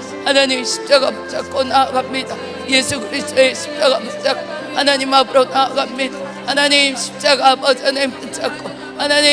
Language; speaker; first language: Korean; native; Korean